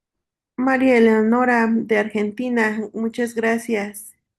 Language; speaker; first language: Spanish; native; Spanish